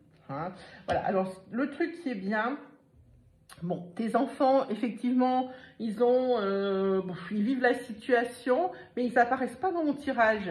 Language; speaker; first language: French; native; French